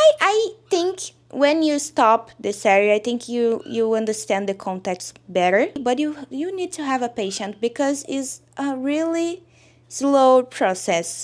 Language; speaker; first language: English; non-native, learner; Portuguese